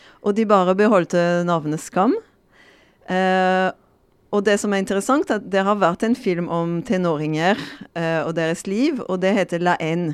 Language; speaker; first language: Norwegian; non-native, fluent; French